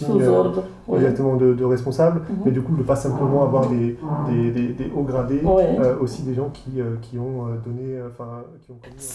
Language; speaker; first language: French; native; French